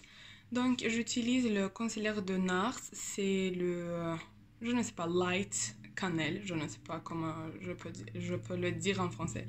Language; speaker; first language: French; non-native, learner; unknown